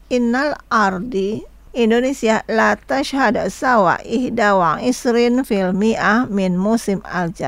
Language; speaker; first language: Arabic; non-native, fluent; Indonesian